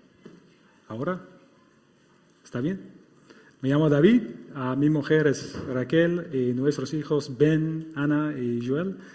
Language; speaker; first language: Spanish; non-native, fluent; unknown